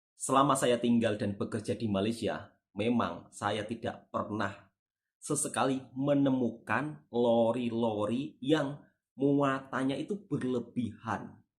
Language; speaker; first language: Indonesian; native; Indonesian